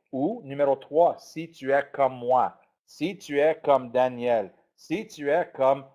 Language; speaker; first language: French; non-native, learner; English